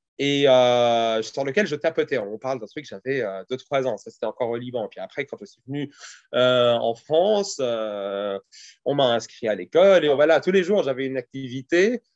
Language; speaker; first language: French; early bilingual, other home language; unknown